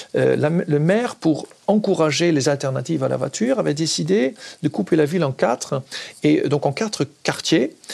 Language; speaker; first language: French; non-native, fluent; Dutch